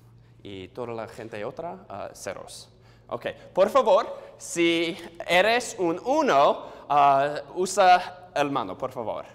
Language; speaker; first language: Spanish; non-native, learner; English